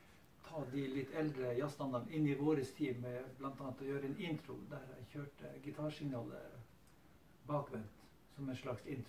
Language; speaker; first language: Norwegian; native; Norwegian